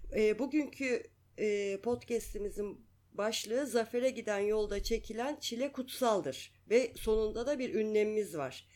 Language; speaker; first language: Turkish; native; Turkish